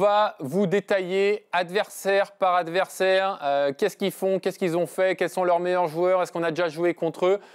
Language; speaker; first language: French; native; French